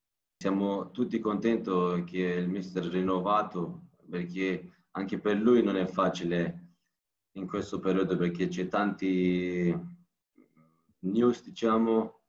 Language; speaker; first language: Italian; non-native, learner; Turkish